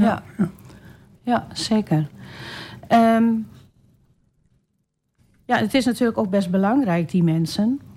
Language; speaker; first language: Dutch; native; Dutch